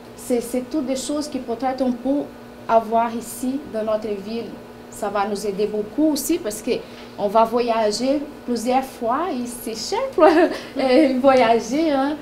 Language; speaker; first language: French; non-native, fluent; Portuguese